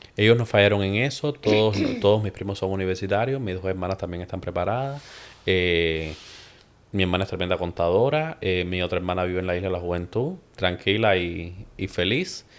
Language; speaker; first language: Spanish; native; Spanish